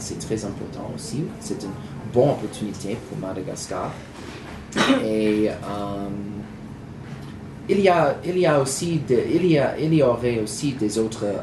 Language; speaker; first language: French; non-native, learner; English